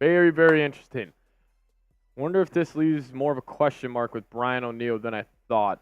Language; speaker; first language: English; native; English